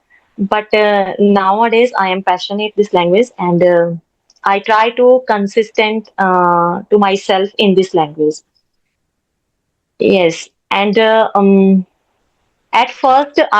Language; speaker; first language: English; non-native, learner; Hindi